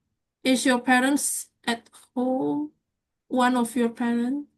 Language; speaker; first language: English; non-native, fluent; Indonesian